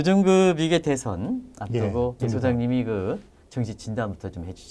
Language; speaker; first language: Korean; native; Korean